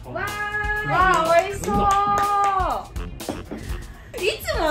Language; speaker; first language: Japanese; native; Japanese